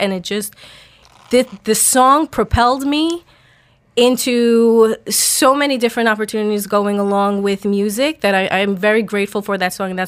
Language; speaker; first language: English; native; English